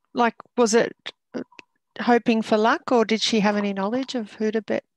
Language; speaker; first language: English; native; English